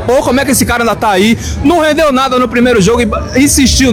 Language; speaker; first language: Portuguese; native; Portuguese